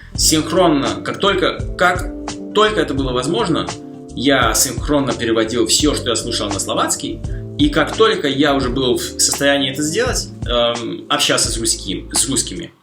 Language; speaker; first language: Russian; non-native, fluent; Slovak